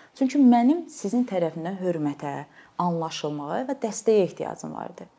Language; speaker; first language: Azerbaijani; native; Azerbaijani